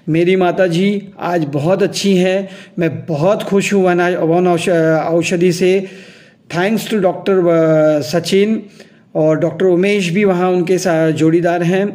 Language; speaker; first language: Hindi; non-native, local second language; Urdu